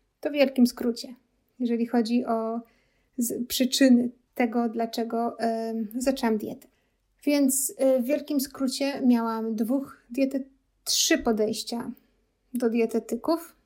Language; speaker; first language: Polish; native; Polish